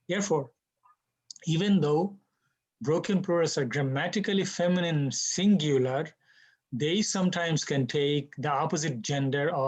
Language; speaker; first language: English; non-native, local second language; Bangla